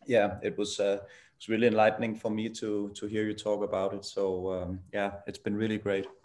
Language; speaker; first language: English; non-native, fluent; Danish